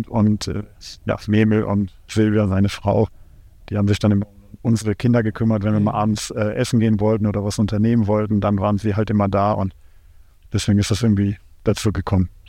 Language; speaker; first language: German; native; German